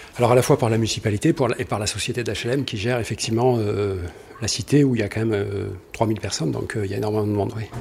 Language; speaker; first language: French; native; French